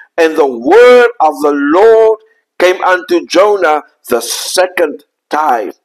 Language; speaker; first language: English; non-native, local second language; Afrikaans